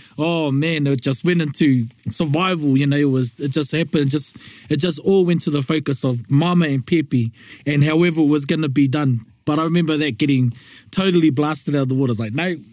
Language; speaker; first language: English; native; English